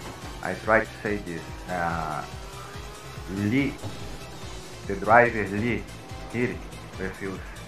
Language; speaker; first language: English; non-native, learner; Portuguese